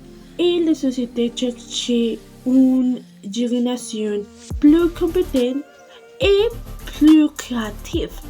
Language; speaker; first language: French; non-native, learner; Spanish